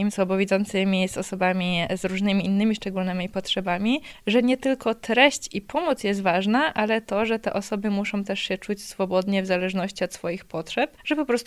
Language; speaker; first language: Polish; native; Polish